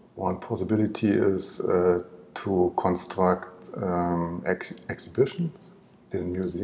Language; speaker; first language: English; non-native, learner; German